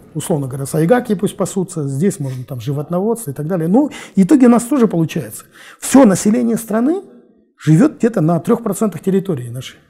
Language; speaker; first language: Russian; non-native, local second language; Kazakh